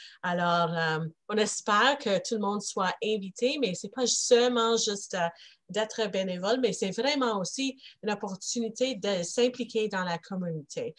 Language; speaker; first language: French; non-native, local second language; English